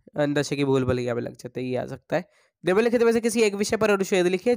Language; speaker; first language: Hindi; non-native, local second language; Punjabi